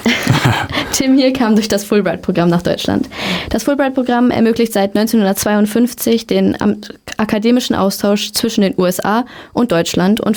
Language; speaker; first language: German; native; German